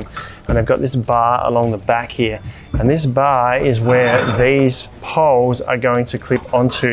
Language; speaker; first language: English; native; English